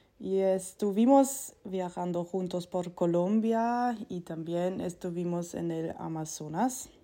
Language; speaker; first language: Spanish; non-native, learner; German